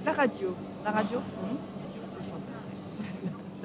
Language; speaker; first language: French; native; French